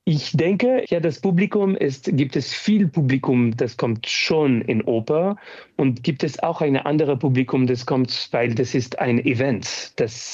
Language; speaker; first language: German; non-native, fluent; French